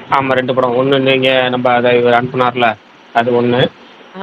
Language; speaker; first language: Tamil; native; Tamil